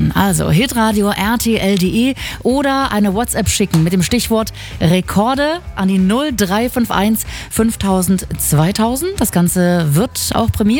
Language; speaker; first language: German; native; German